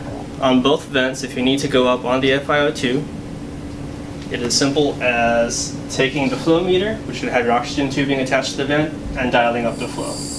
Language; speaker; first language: English; native; English